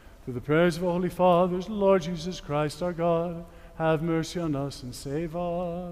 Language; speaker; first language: English; native; English